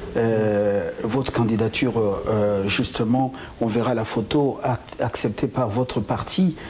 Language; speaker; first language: French; non-native, local second language; Lingala